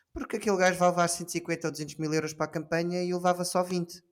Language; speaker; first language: Portuguese; early bilingual, heritage; Portuguese